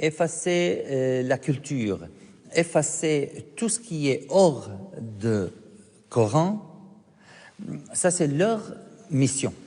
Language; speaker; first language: French; non-native, fluent; Arabic